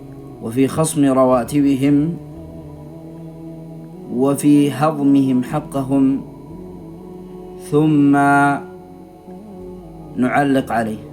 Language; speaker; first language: Arabic; native; Arabic